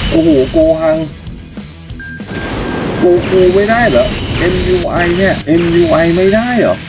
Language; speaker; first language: Thai; native; Thai